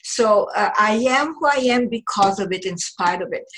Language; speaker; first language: English; non-native, fluent; German